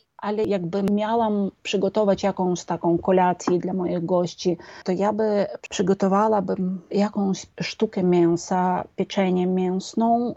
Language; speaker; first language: Polish; non-native, fluent; Ukrainian